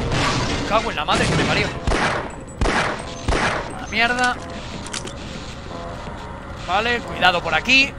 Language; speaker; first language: Spanish; native; Spanish